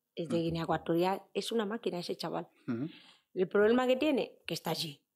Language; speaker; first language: Spanish; native; Spanish